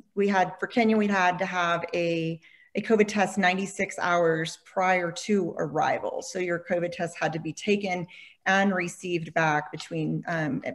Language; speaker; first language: English; native; English